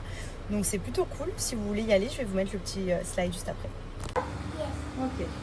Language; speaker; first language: French; native; French